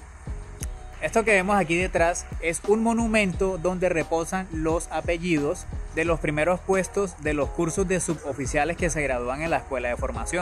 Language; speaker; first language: Spanish; native; Spanish